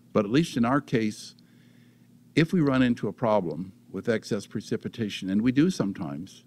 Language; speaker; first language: English; native; English